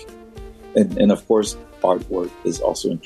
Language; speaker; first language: English; native; English